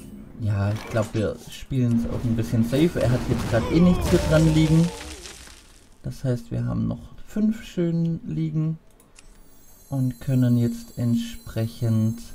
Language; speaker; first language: German; native; German